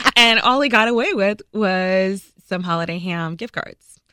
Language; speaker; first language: English; native; English